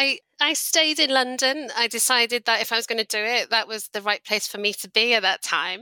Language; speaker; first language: English; native; English